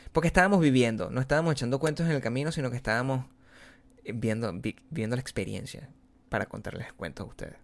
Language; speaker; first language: Spanish; native; Spanish